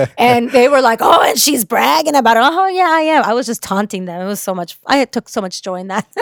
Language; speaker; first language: English; early bilingual, other home language; Spanish